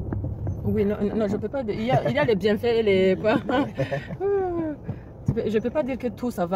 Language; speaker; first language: French; non-native, learner; Kinyarwanda